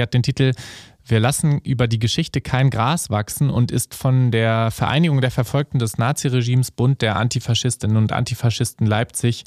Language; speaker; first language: German; native; German